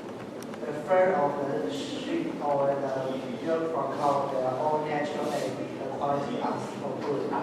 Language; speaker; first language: English; non-native, learner; Chinese